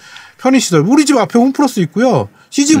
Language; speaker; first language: Korean; native; Korean